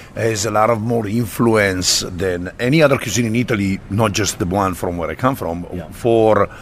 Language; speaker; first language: English; non-native, fluent; Italian